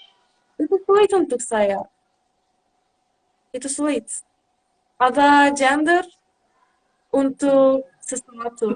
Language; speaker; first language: Indonesian; non-native, learner; Turkish